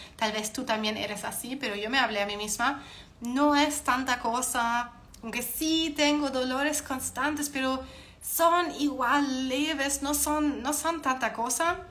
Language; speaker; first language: Spanish; non-native, fluent; German